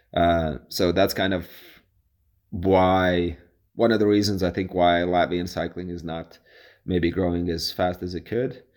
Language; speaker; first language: English; non-native, fluent; Latvian